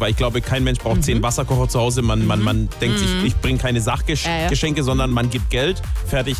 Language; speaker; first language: German; native; German